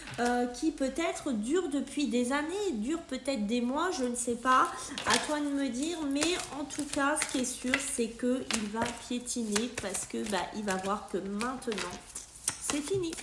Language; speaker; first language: French; native; French